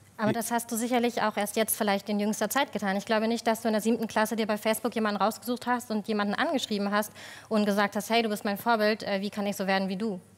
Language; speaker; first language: German; native; German